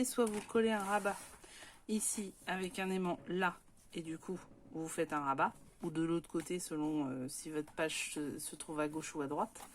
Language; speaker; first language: French; native; French